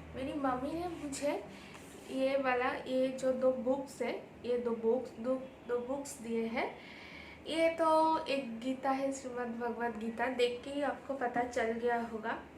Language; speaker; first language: Hindi; non-native, local second language; Bangla